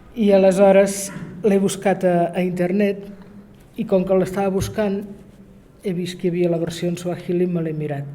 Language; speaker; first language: Catalan; native; Catalan